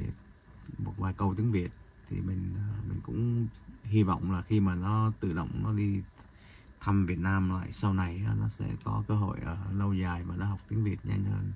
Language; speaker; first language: Vietnamese; early bilingual, heritage; Vietnamese